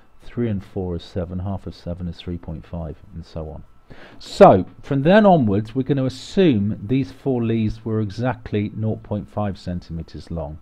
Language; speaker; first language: English; native; English